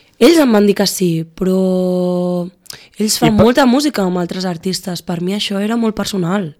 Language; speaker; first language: Catalan; native; Catalan